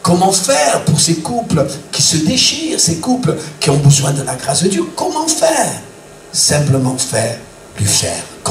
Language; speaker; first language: French; native; French